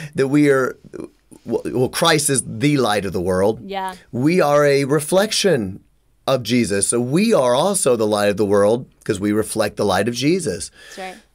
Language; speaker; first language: English; native; English